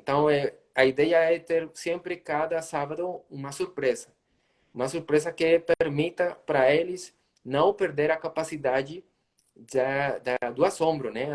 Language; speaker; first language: Portuguese; non-native, fluent; Spanish